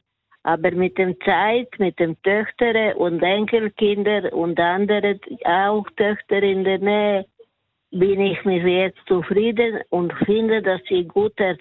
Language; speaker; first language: German; non-native, learner; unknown